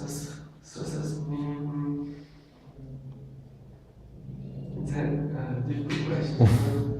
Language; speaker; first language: English; non-native, learner; Portuguese